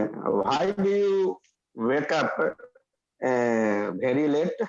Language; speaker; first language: English; non-native, learner; Hindi